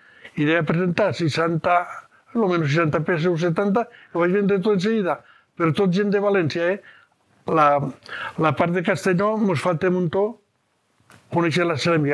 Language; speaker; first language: Catalan; native; Catalan